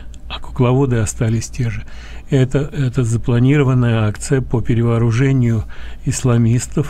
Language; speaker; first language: Russian; native; Russian